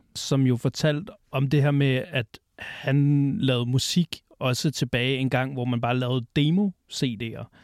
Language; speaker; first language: Danish; native; Danish